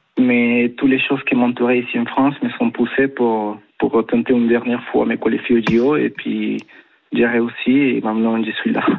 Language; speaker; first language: French; non-native, fluent; Spanish